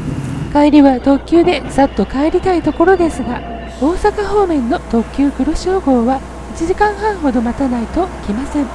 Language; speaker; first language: Japanese; native; Japanese